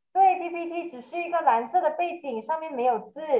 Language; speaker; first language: Chinese; native; Chinese